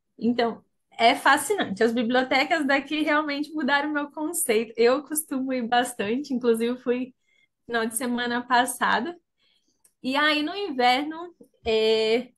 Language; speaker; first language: Portuguese; native; Portuguese